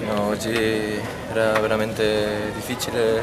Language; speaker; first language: Italian; non-native, learner; Spanish